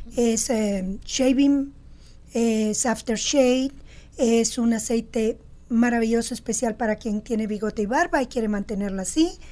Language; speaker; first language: Spanish; native; Spanish